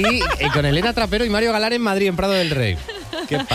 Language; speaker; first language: Spanish; native; Spanish